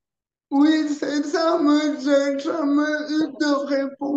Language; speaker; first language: French; early bilingual, other home language; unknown